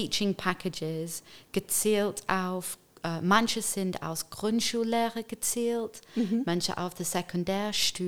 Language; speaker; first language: German; non-native, fluent; English